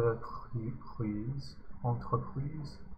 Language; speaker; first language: French; non-native, learner; English